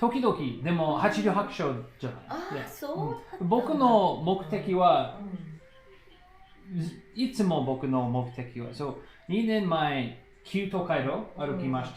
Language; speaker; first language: Japanese; non-native, learner; English